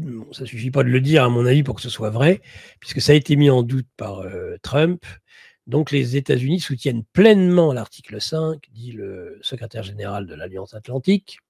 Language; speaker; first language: French; native; French